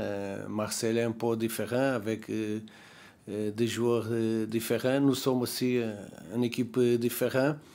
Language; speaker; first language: French; non-native, learner; Portuguese